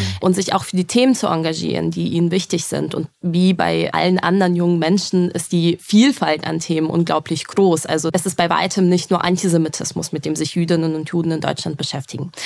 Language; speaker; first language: German; early bilingual, other home language; Russian